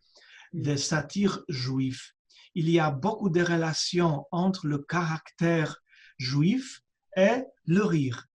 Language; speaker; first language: French; non-native, fluent; Polish